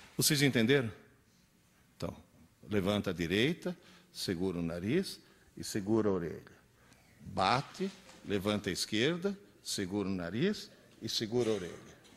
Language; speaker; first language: Portuguese; early bilingual, other home language; Italian